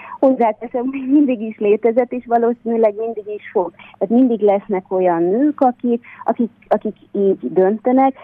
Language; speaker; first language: Hungarian; native; Hungarian